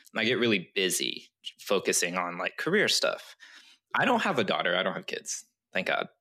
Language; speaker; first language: English; early bilingual, other home language; Chinese